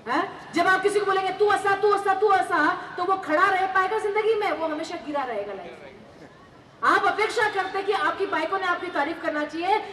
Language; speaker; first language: Hindi; non-native, local second language; Marathi